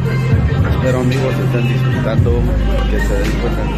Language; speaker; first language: Spanish; native; Spanish